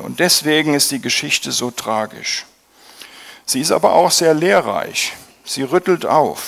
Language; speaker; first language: German; native; German